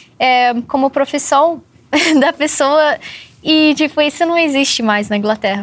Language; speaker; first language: Portuguese; non-native, fluent; English